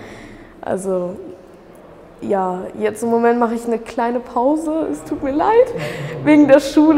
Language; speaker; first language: German; early bilingual, other home language; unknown